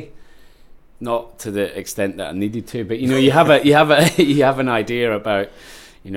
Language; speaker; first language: English; native; English